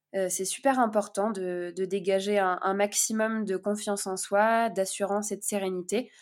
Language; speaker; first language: French; native; French